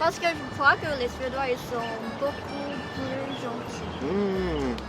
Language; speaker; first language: French; non-native, learner; Chinese